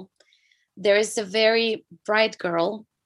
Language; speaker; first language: English; non-native, fluent; Russian